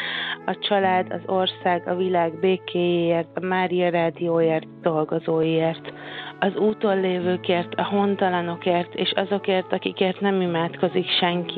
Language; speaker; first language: Hungarian; native; Hungarian